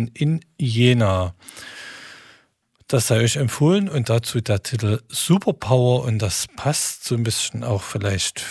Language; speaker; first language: German; native; German